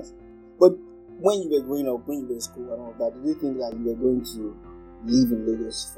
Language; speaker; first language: English; non-native, local second language; Yoruba